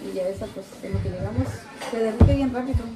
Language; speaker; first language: Spanish; native; Spanish